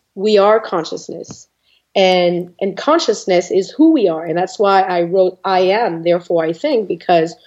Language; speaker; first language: English; non-native, fluent; French